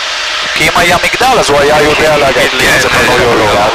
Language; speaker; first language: Hebrew; native; Hebrew